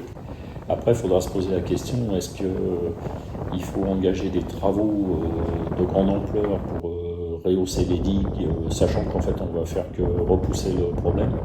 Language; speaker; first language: French; native; French